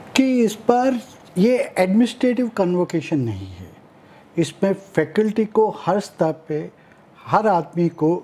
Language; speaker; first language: Hindi; native; Hindi